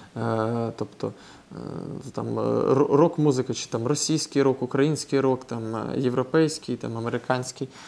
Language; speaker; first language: Ukrainian; non-native, local second language; Russian